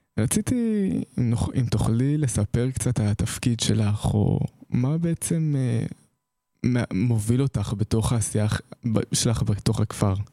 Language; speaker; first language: Hebrew; native; Hebrew